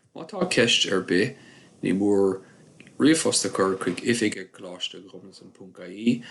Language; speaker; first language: Irish; native; Irish